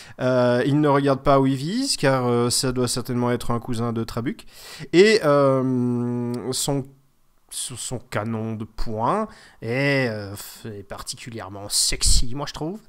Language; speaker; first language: French; native; French